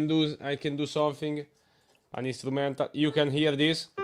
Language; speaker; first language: English; non-native, learner; Italian